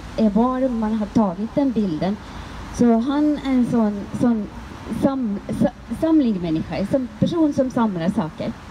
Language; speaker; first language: Swedish; non-native, fluent; Estonian